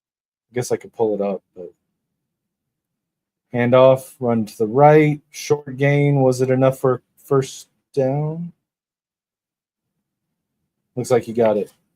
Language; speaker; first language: English; native; English